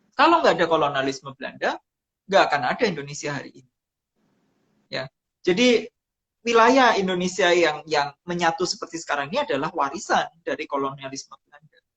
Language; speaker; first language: Indonesian; non-native, local second language; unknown